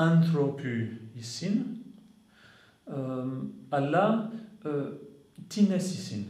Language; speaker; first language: Greek; non-native, fluent; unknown